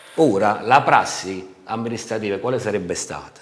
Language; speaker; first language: Italian; native; Italian